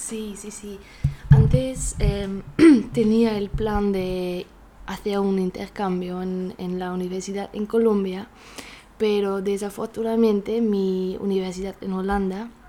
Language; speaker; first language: Spanish; non-native, learner; German